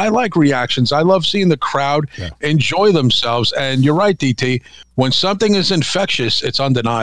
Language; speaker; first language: English; native; English